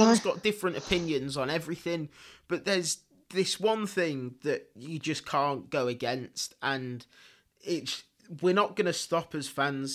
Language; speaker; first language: English; native; English